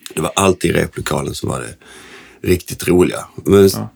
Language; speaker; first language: Swedish; native; Swedish